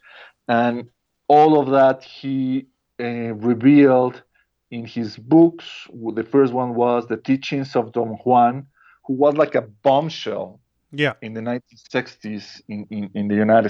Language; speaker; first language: English; non-native, fluent; Spanish